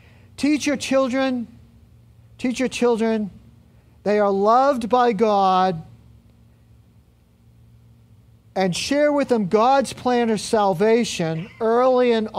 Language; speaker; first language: English; native; English